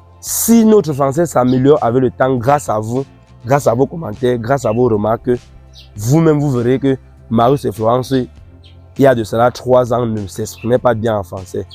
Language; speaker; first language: French; non-native, local second language; Ghomala